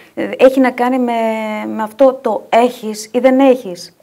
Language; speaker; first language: Greek; non-native, fluent; Albanian